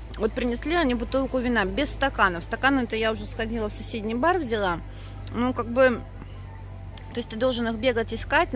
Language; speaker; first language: Russian; native; Russian